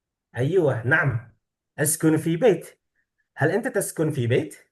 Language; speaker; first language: Arabic; non-native, fluent; Indonesian